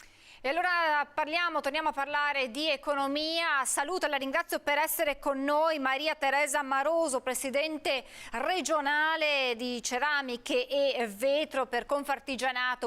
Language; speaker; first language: Italian; native; Italian